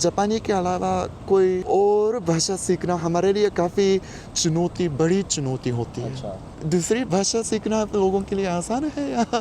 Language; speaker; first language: Hindi; non-native, fluent; Japanese